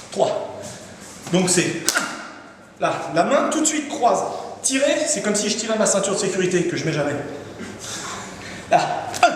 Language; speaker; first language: French; native; French